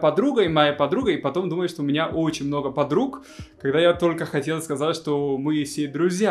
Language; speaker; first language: Russian; non-native, fluent; Spanish